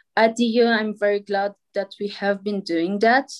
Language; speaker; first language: English; non-native, fluent; Portuguese